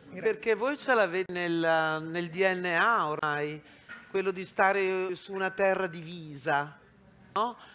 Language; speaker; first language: Italian; native; Italian